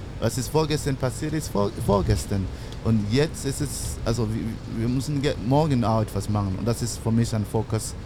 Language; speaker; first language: German; non-native, learner; English